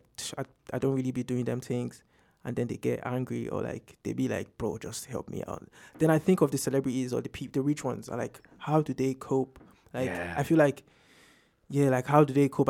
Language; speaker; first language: English; non-native, local second language; Yoruba